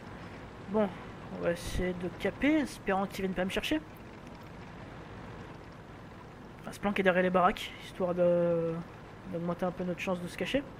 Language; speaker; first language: French; native; French